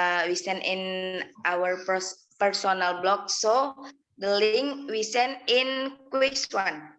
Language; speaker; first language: English; non-native, learner; Indonesian